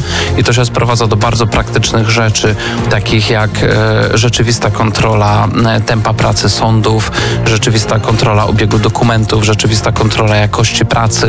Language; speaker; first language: Polish; native; Polish